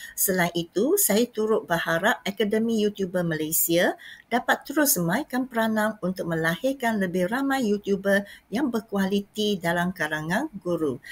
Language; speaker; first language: Malay; non-native, local second language; Chinese